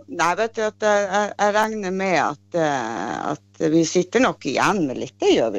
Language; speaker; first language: Norwegian; native; Norwegian